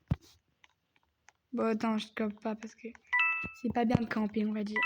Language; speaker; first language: French; native; French